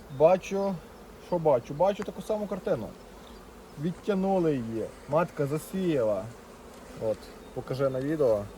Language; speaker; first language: Ukrainian; native; Ukrainian